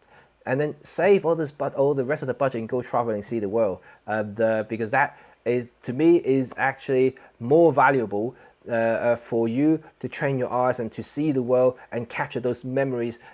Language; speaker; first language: English; non-native, local second language; Cantonese